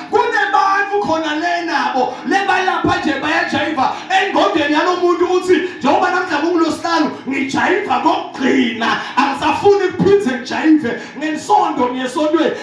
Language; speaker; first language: Zulu; non-native, local second language; Swati